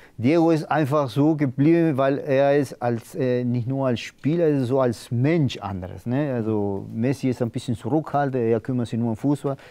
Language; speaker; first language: German; non-native, learner; Spanish